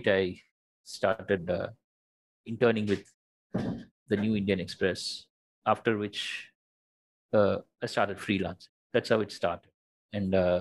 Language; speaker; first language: English; non-native, local second language; Tamil